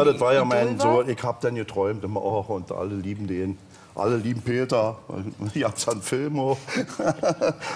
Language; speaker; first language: German; native; German